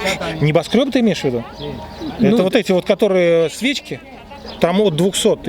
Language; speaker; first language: Russian; native; Russian